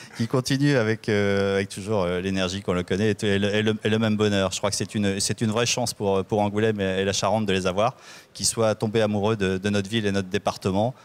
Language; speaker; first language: French; native; French